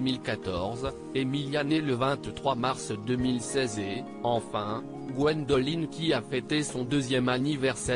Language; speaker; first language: French; native; French